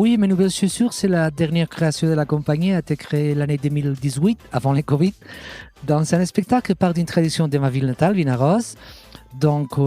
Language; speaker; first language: French; non-native, fluent; Catalan